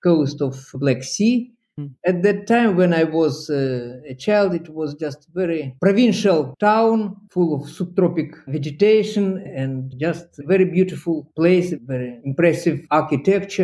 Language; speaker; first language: English; non-native, fluent; Russian